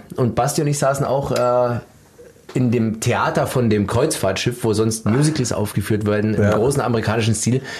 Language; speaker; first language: German; native; German